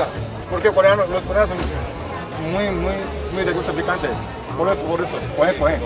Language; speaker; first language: Spanish; non-native, learner; Korean